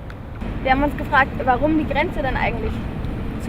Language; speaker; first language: German; native; German